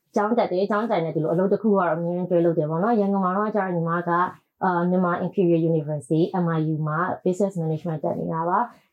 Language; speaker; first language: Burmese; native; Burmese